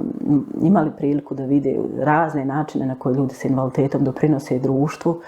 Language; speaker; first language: Bosnian; native; Bosnian